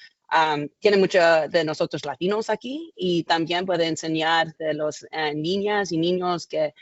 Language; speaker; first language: Spanish; non-native, learner; English